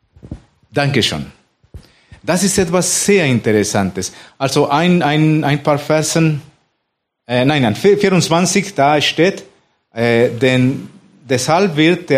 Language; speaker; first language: German; non-native, fluent; Spanish